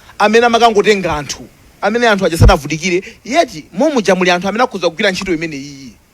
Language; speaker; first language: Nyanja; non-native, local second language; Tumbuka